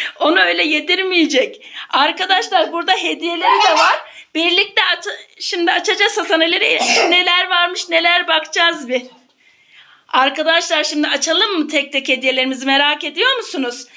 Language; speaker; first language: Turkish; native; Turkish